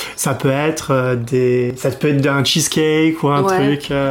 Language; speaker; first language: French; non-native, fluent; English